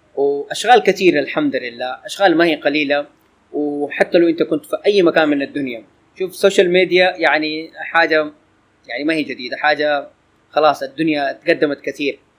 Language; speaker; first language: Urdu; early bilingual, heritage; Urdu